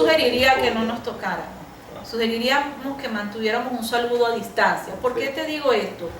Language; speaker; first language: Spanish; native; Spanish